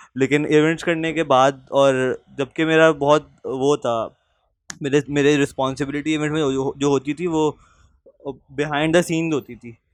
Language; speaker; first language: Urdu; native; Urdu